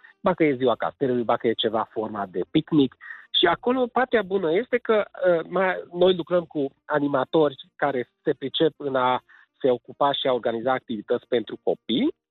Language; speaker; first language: Romanian; non-native, local second language; Hungarian